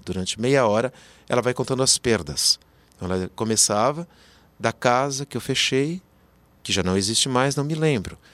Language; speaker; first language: Portuguese; native; Portuguese